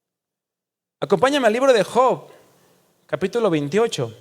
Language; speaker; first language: Spanish; native; Spanish